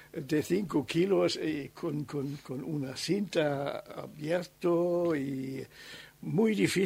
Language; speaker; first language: Spanish; non-native, learner; German